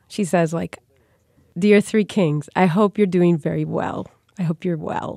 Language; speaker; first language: English; native; English